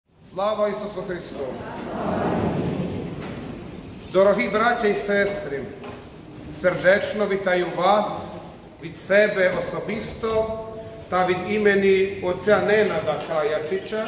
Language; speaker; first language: Ukrainian; non-native, fluent; Croatian